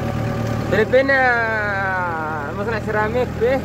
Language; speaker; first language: Arabic; non-native, learner; Filipino